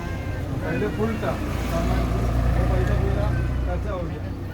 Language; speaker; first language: Hindi; non-native, local second language; Malayalam